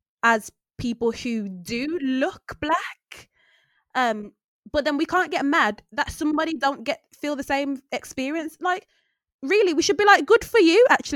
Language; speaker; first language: English; native; English